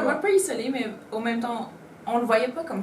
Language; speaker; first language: French; non-native, local second language; Spanish